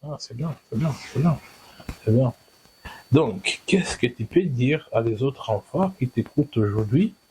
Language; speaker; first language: French; non-native, fluent; Kinyarwanda